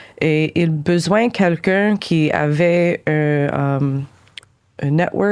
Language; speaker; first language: French; non-native, local second language; English